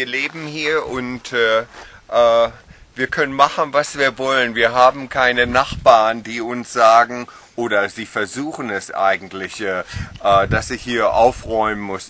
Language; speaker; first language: German; non-native, fluent; English